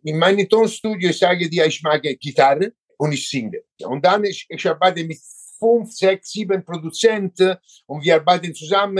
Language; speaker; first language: German; non-native, learner; Italian